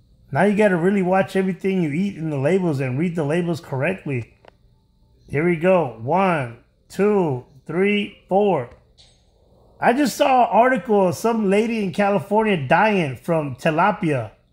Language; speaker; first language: English; early bilingual, other home language; Spanish